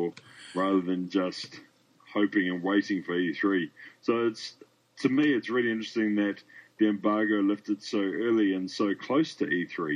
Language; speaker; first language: English; native; English